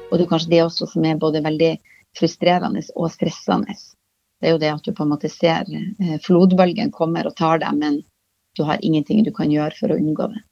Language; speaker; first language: Norwegian; native; Norwegian